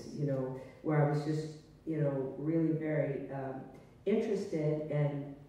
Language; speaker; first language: English; native; English